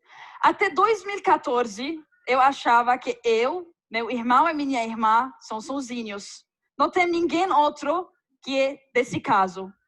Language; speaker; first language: Portuguese; non-native, fluent; Arabic